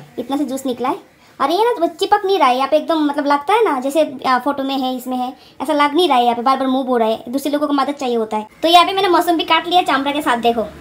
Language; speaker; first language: Hindi; non-native, local second language; Bangla